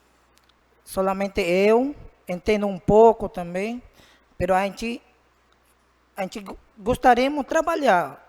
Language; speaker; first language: Portuguese; non-native, learner; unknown